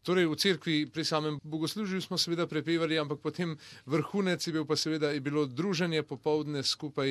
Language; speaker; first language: Slovenian; native; Slovenian